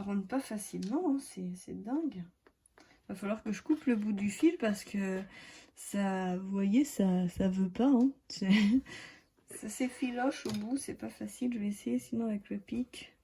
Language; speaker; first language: French; native; French